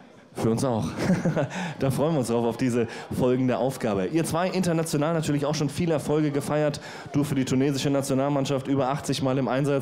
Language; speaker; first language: German; native; German